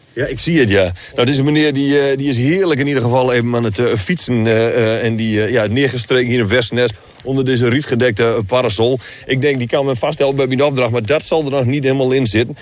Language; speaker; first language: Dutch; native; Dutch